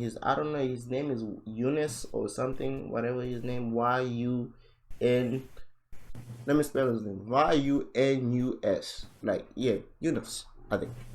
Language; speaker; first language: English; native; English